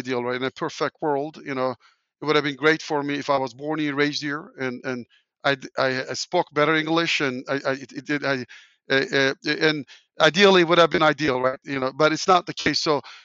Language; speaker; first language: English; non-native, fluent; Turkish